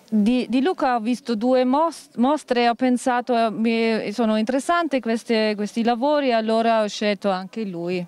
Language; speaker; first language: Italian; non-native, fluent; German